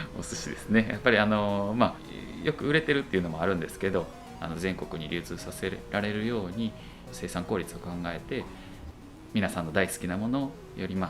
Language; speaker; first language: Japanese; native; Japanese